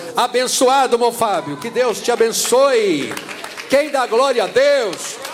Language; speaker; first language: Portuguese; native; Portuguese